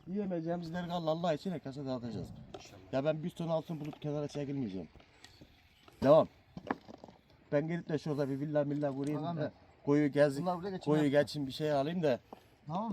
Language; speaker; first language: Turkish; native; Turkish